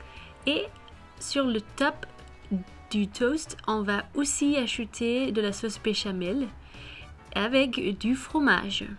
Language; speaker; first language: French; non-native, fluent; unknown